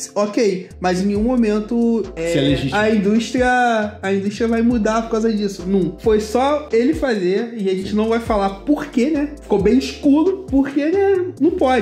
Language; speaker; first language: Portuguese; native; Portuguese